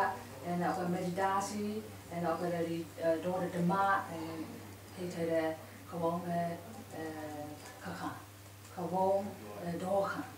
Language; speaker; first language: Dutch; non-native, learner; Burmese